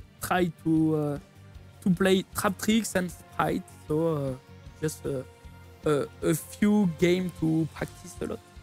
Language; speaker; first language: English; non-native, learner; French